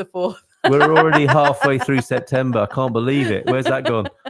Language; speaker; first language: English; native; English